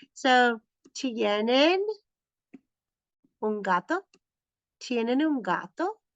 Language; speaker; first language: Spanish; non-native, fluent; English